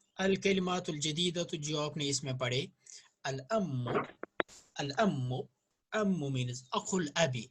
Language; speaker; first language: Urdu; non-native, local second language; Kashmiri